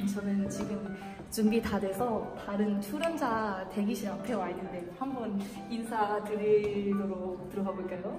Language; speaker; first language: Korean; non-native, fluent; Thai